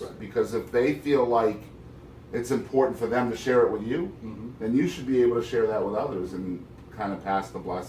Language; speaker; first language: English; native; English